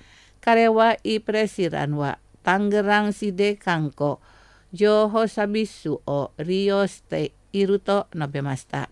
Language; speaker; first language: Japanese; non-native, fluent; Indonesian